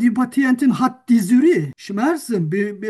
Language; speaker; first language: German; non-native, learner; Turkish